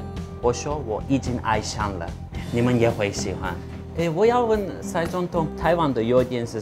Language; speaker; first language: Chinese; non-native, fluent; Turkish